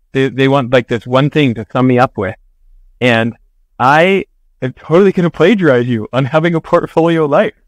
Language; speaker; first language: English; native; English